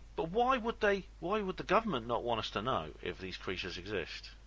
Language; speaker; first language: English; native; English